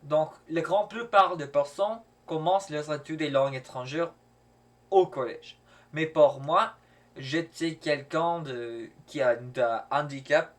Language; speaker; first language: French; non-native, learner; English